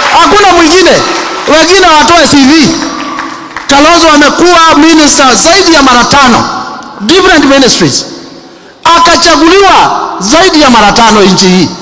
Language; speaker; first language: Swahili; non-native, local second language; Kikuyu